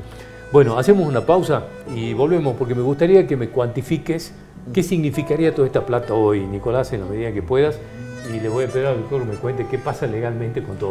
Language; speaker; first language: Spanish; native; Spanish